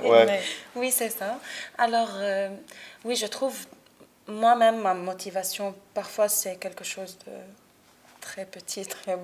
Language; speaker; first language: French; non-native, local second language; Arabic